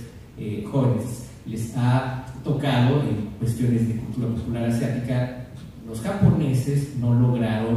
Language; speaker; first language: Spanish; native; Spanish